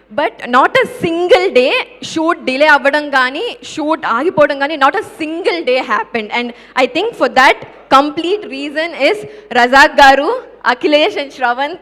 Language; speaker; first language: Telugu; native; Telugu